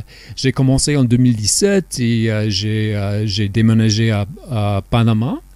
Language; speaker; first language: French; non-native, fluent; English